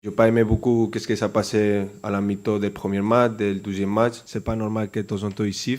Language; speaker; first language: French; non-native, fluent; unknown